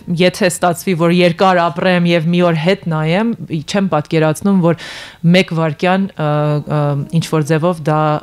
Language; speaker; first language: Armenian; early bilingual, heritage; Armenian